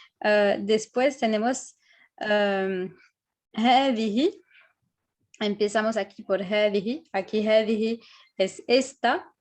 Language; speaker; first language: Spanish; non-native, fluent; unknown